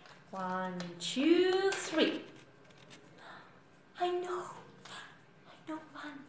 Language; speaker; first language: English; non-native, fluent; Spanish